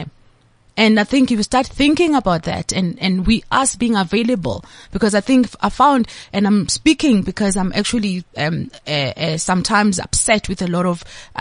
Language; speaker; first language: English; non-native, local second language; Zulu